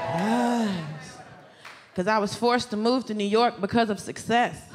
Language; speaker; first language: English; native; English